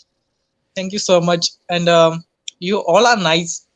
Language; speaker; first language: English; non-native, learner; Hindi